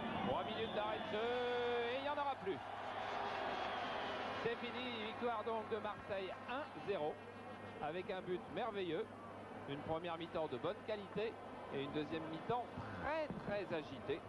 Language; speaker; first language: French; native; French